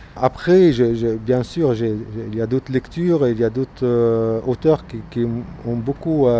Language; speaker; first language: French; non-native, fluent; Arabic